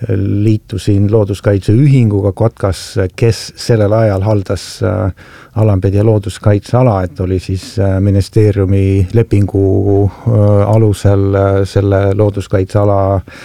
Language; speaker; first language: Estonian; non-native, fluent; English